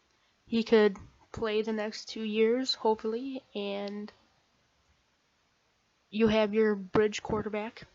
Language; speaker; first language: English; native; English